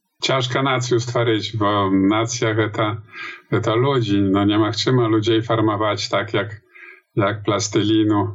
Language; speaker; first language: Polish; non-native, learner; Belarusian